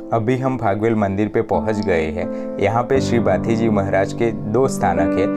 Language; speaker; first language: Hindi; non-native, local second language; Gujarati